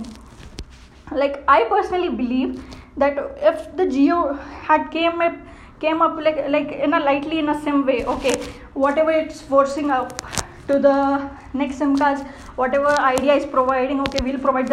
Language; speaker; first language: English; non-native, local second language; Hindi